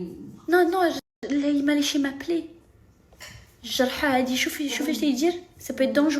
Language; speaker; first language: French; native; French